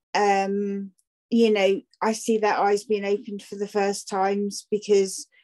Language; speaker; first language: English; native; English